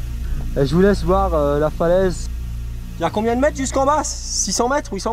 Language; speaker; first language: French; native; French